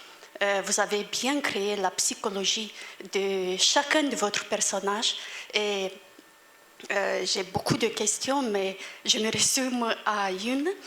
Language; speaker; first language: French; non-native, fluent; Romanian